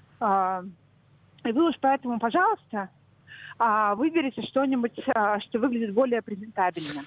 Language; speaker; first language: Russian; native; Russian